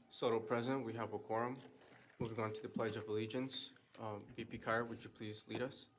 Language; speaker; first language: English; native; English